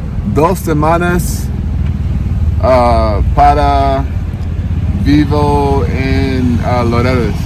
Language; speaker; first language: Spanish; non-native, learner; English